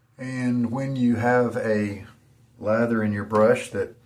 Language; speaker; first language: English; native; English